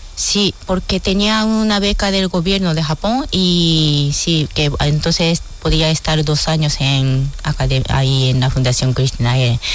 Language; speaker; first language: Spanish; non-native, fluent; Japanese